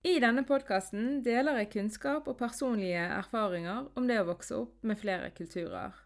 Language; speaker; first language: Norwegian; early bilingual, other home language; Arabic